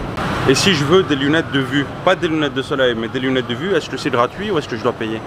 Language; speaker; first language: French; native; French